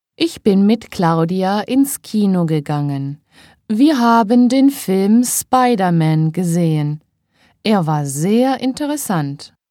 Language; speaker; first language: German; native; German